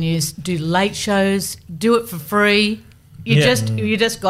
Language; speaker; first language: English; native; English